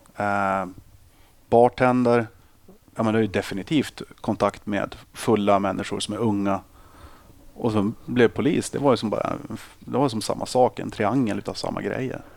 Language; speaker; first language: Swedish; native; Swedish